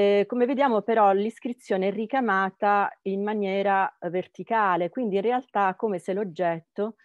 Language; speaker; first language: Italian; native; Italian